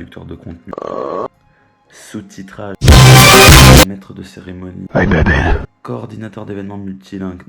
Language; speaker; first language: French; native; French